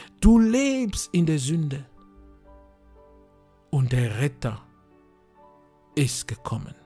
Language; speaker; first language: German; non-native, fluent; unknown